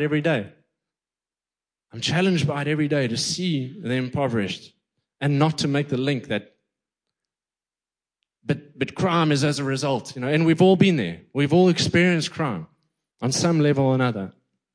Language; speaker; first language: English; native; English